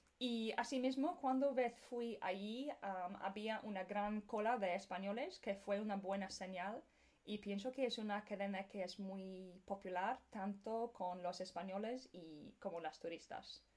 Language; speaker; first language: Spanish; non-native, fluent; English